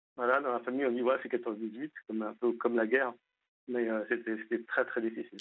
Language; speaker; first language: French; native; French